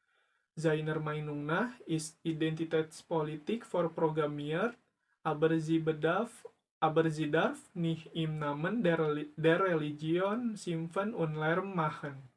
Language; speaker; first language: German; non-native, learner; Indonesian